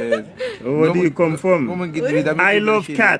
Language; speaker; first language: English; non-native, learner; Haitian Creole